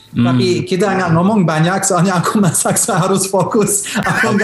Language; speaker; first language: Indonesian; early bilingual, heritage; Indonesian